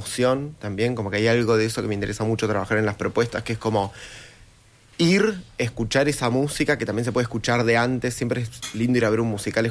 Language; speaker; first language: Spanish; native; Spanish